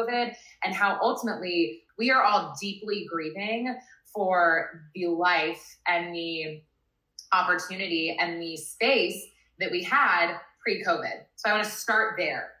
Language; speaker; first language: English; native; English